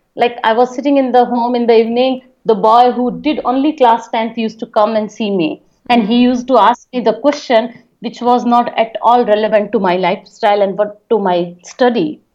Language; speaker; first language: English; non-native, local second language; Hindi